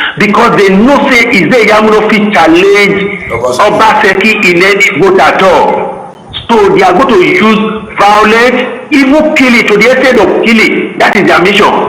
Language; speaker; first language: Nigerian Pidgin; non-native, local second language; Bini